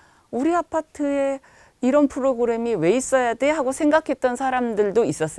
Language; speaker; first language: Korean; native; Korean